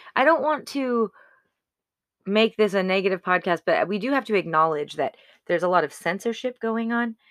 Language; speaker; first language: English; native; English